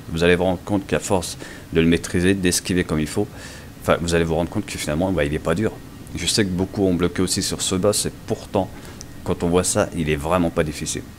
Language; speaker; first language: French; native; French